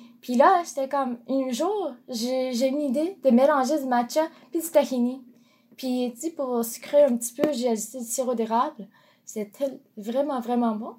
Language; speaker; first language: French; non-native, fluent; Japanese